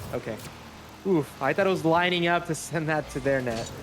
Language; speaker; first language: English; native; English